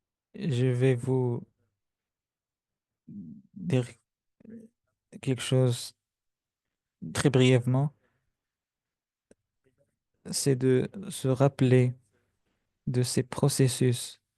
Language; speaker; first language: French; non-native, fluent; Spanish